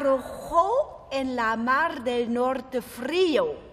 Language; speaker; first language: Spanish; non-native, fluent; German